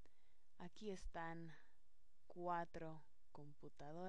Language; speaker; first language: Spanish; non-native, fluent; English